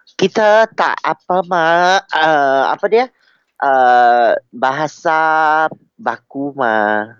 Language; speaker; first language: Malay; non-native, local second language; Chinese